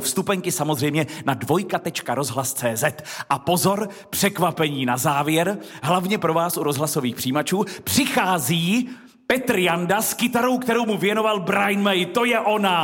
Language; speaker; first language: Czech; native; Czech